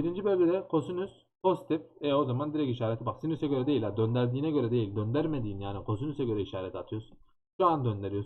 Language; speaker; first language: Turkish; native; Turkish